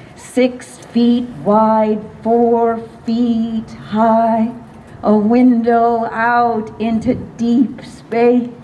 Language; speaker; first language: English; native; English